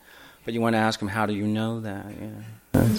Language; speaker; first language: English; native; English